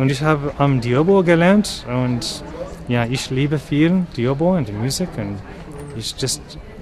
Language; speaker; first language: German; non-native, learner; English